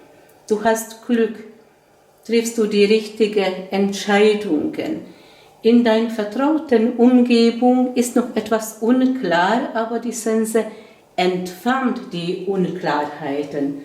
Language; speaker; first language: German; non-native, fluent; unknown